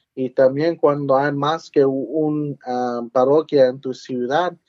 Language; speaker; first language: Spanish; early bilingual, heritage; Spanish